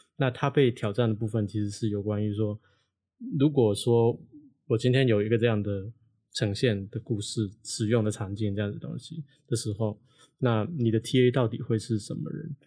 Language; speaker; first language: Chinese; non-native, local second language; Cantonese